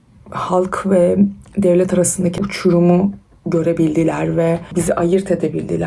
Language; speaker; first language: Turkish; early bilingual, other home language; Persian